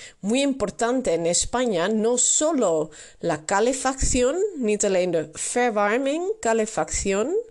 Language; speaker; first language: Spanish; non-native, learner; Dutch